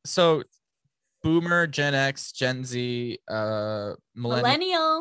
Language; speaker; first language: English; early bilingual, other home language; Spanish